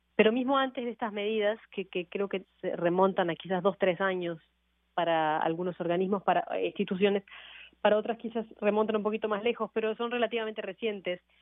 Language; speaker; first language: Spanish; native; Spanish